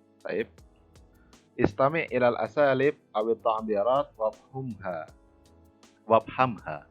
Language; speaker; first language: Arabic; non-native, fluent; Indonesian